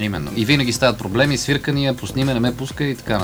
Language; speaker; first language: Bulgarian; native; Bulgarian